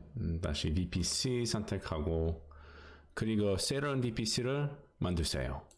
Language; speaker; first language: Korean; non-native, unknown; English